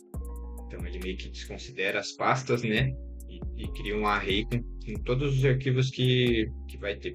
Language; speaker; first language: Portuguese; native; Portuguese